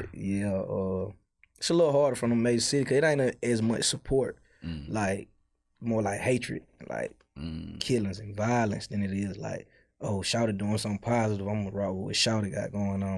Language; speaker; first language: English; native; English